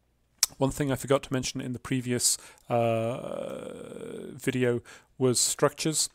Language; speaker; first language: English; native; English